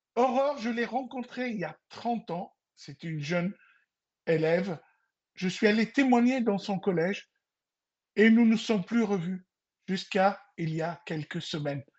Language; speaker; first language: French; non-native, local second language; Arabic